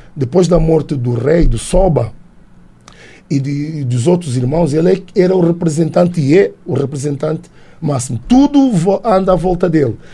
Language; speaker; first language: Portuguese; native; Portuguese